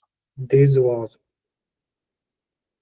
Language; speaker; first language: French; non-native, learner; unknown